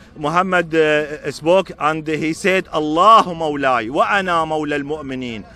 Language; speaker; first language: English; non-native, learner; Arabic